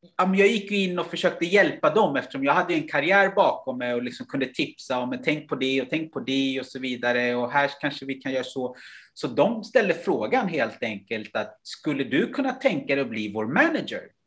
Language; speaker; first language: Swedish; non-native, fluent; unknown